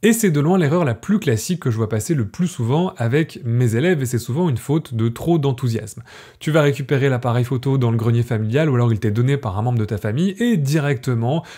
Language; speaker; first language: French; native; French